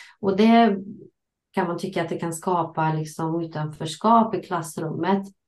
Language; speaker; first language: Swedish; non-native, fluent; Russian